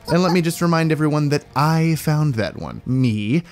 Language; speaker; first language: English; native; English